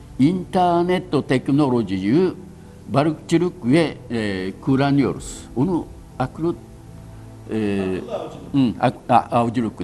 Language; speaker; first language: Turkish; non-native, learner; Japanese